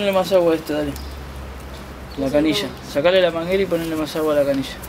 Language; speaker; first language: Spanish; native; Spanish